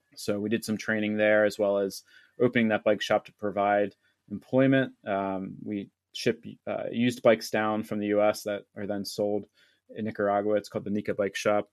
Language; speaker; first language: English; native; English